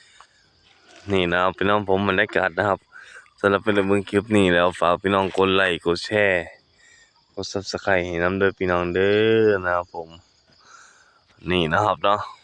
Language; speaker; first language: Thai; non-native, local second language; Northeastern Thai